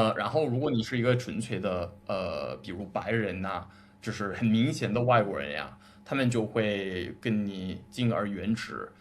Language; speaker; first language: Chinese; non-native, fluent; English